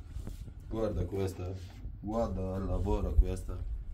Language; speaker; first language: Italian; non-native, learner; Arabic